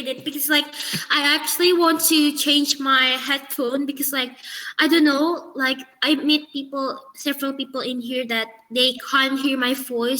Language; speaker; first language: English; non-native, learner; Indonesian